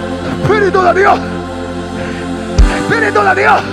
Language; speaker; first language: Spanish; native; Spanish